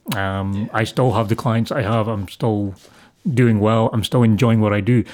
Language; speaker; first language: English; native; English